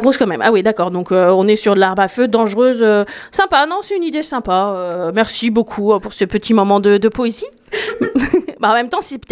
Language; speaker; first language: French; native; French